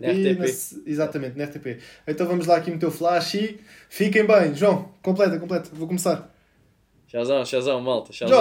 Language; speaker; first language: Portuguese; native; Portuguese